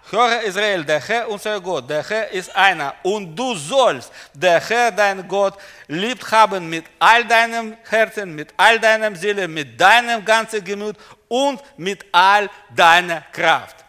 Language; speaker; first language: German; non-native, learner; Russian